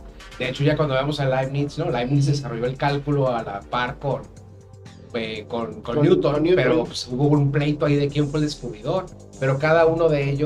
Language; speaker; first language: Spanish; native; Spanish